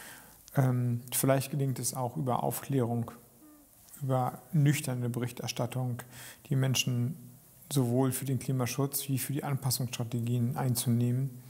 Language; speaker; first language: German; native; German